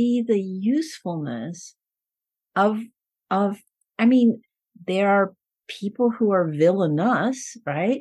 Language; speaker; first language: English; non-native, fluent; Spanish